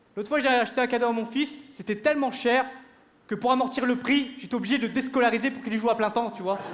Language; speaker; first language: French; early bilingual, other home language; Vietnamese